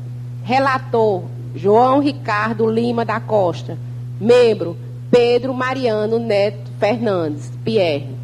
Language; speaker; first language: Portuguese; native; Portuguese